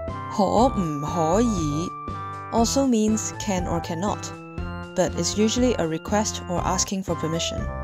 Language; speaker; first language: English; non-native, local second language; Cantonese